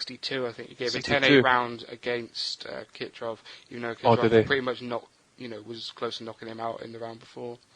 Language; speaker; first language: English; native; English